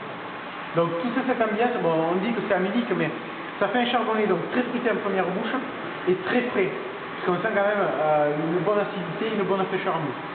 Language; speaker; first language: French; native; French